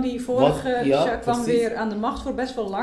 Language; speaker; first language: Dutch; native; Dutch